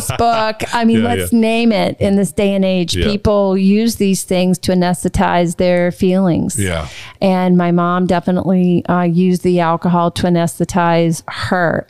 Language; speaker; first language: English; native; English